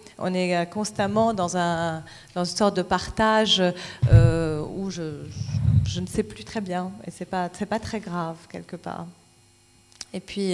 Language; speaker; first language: French; non-native, local second language; Arabic